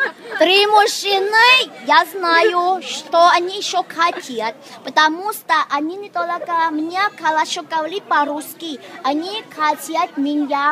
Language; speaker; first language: Russian; non-native, learner; Thai